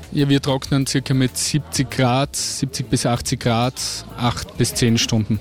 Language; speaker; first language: German; native; German